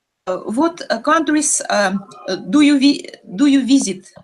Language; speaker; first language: English; non-native, learner; Russian